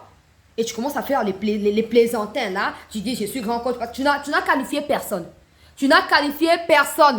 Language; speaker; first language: French; non-native, local second language; Lingala